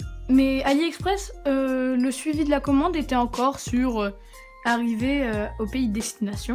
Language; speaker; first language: French; native; French